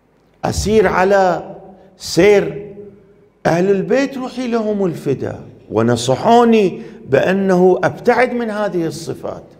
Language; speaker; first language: Arabic; non-native, fluent; Persian